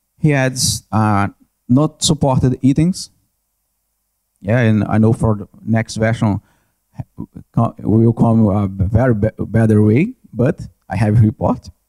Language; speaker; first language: English; non-native, learner; Portuguese